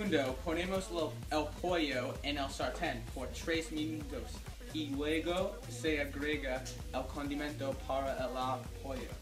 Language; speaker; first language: Spanish; non-native, learner; English